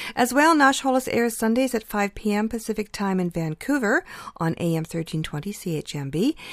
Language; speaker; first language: English; early bilingual, other home language; Ukrainian